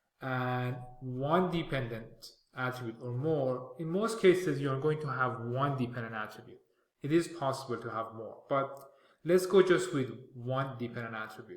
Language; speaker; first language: English; non-native, fluent; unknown